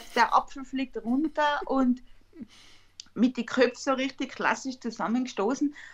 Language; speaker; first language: German; native; German